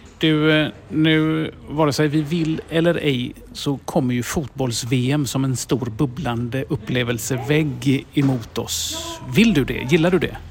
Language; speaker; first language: Swedish; native; Swedish